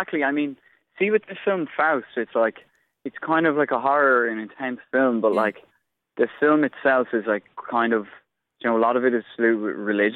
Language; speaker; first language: English; native; English